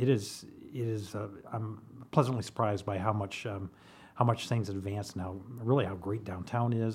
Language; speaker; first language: English; native; English